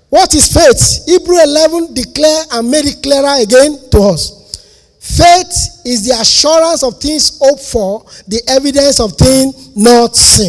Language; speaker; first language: English; non-native, local second language; Yoruba